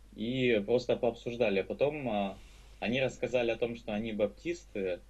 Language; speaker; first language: Russian; native; Russian